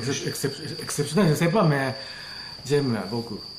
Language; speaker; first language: French; non-native, learner; Japanese